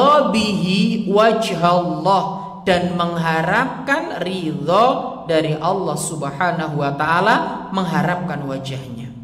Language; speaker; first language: Indonesian; non-native, local second language; Javanese